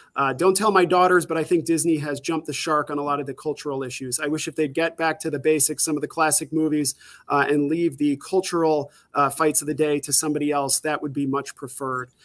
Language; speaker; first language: English; native; English